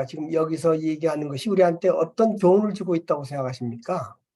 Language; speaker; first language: Korean; native; Korean